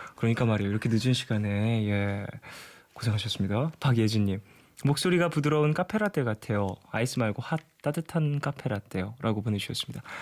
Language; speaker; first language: Korean; native; Korean